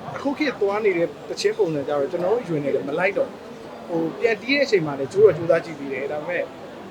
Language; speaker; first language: Burmese; native; Burmese